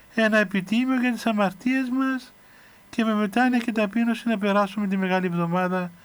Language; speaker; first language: Greek; native; Greek